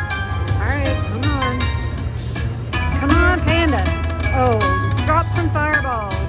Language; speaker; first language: English; native; English